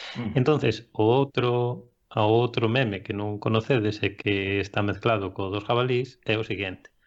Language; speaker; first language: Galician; non-native, local second language; Spanish